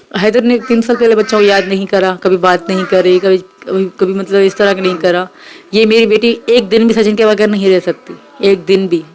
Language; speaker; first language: Urdu; non-native, local second language; Sindhi